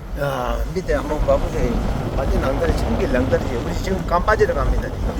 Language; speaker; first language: Korean; native; Korean